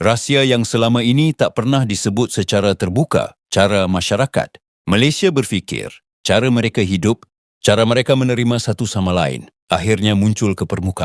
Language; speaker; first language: Malay; native; Malay